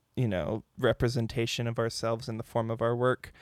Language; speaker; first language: English; native; English